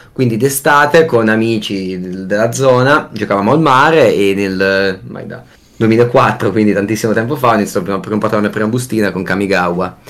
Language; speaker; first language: Italian; native; Italian